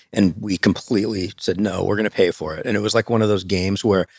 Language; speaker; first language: English; native; English